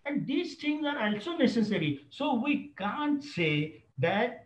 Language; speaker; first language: English; non-native, local second language; Marathi